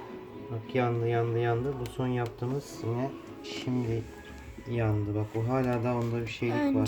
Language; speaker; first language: Turkish; native; Turkish